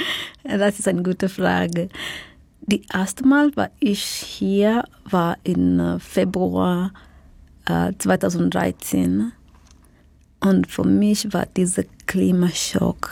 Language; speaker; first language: German; non-native, fluent; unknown